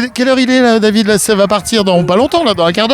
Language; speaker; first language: French; native; French